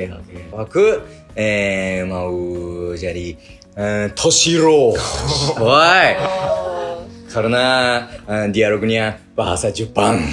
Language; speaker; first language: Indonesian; non-native, learner; Japanese